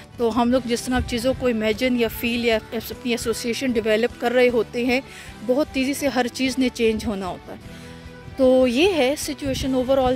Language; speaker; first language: Urdu; native; Urdu